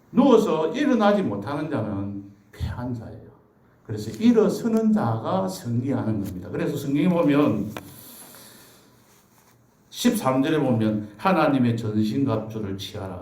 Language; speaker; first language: Korean; native; Korean